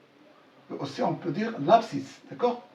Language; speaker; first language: French; non-native, local second language; Arabic